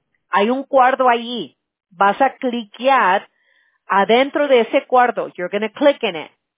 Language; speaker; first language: Spanish; early bilingual, heritage; Spanish